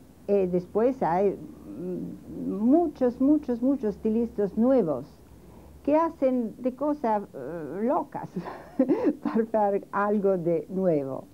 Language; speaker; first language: Spanish; non-native, learner; Italian